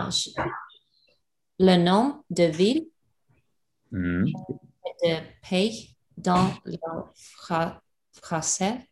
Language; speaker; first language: French; non-native, learner; Russian